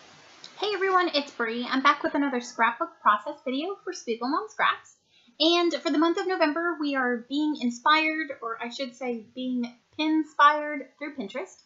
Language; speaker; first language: English; native; English